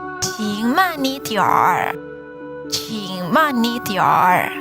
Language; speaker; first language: Chinese; non-native, fluent; Indonesian